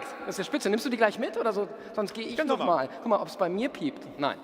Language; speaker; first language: German; native; German